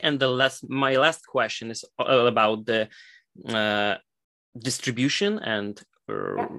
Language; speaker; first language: English; non-native, fluent; Polish